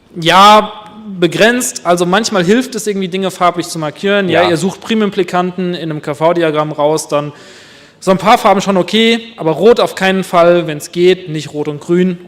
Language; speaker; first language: German; native; German